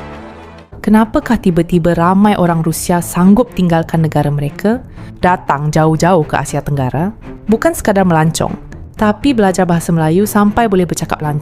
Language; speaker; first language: Malay; native; Malay